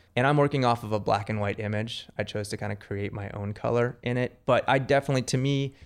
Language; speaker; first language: English; native; English